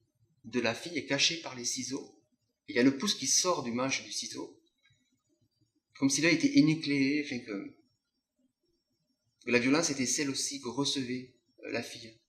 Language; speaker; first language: French; native; French